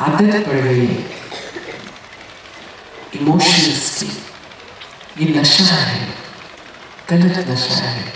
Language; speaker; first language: Hindi; native; Hindi